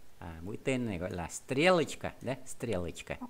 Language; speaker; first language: Vietnamese; native; Vietnamese